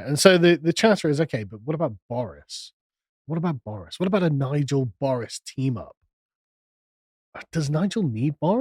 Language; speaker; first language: English; native; English